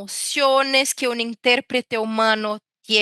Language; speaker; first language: Spanish; non-native, fluent; Portuguese